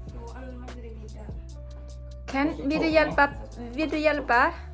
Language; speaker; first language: Swedish; non-native, learner; Thai